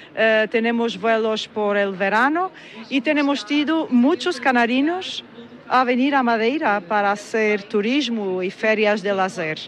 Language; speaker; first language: Spanish; non-native, learner; Portuguese